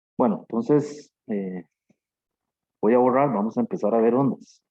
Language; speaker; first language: Spanish; native; Spanish